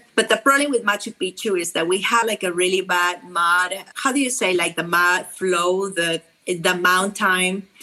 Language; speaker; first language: English; non-native, fluent; Spanish